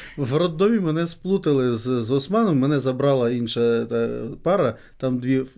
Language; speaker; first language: Ukrainian; non-native, fluent; Crimean Tatar